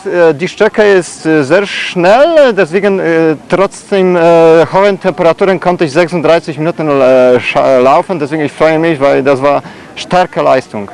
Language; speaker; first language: German; non-native, fluent; Polish